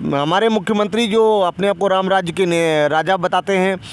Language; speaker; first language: Hindi; native; Hindi